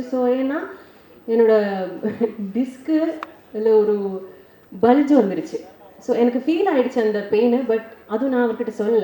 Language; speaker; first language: Tamil; non-native, learner; Malayalam